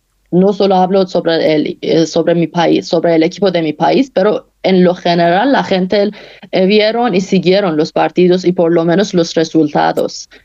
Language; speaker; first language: Spanish; non-native, fluent; Persian